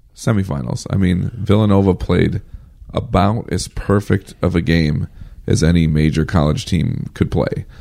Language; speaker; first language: English; native; English